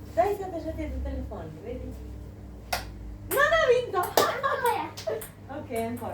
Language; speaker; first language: Italian; non-native, learner; Albanian